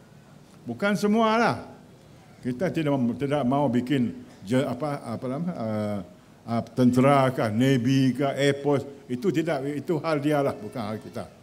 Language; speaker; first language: Malay; native; Malay